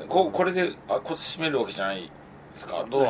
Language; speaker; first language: Japanese; native; Japanese